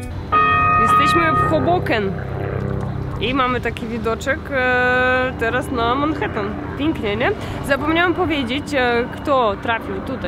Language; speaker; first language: Polish; non-native, fluent; Russian